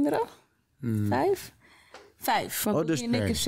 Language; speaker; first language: Dutch; native; Dutch